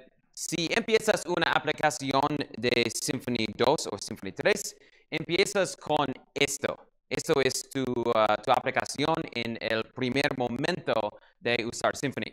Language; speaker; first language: Spanish; non-native, learner; English